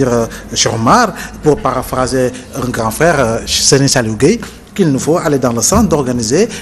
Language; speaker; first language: French; non-native, local second language; Wolof